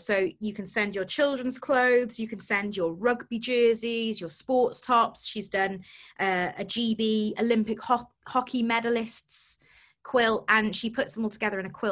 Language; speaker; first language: English; native; English